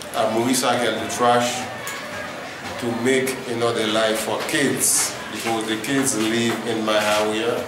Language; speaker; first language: English; non-native, learner; Haitian Creole